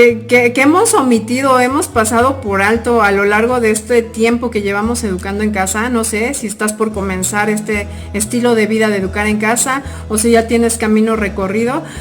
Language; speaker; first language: Spanish; native; Spanish